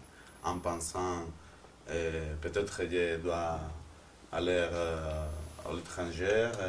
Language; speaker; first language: French; non-native, fluent; Spanish